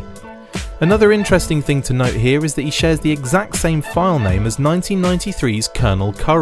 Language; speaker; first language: English; native; English